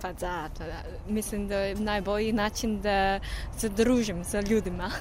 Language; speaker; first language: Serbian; non-native, learner; English